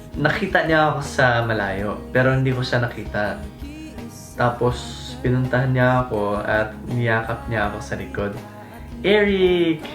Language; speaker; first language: Filipino; non-native, fluent; English